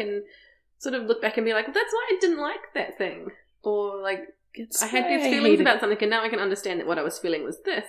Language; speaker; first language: English; native; English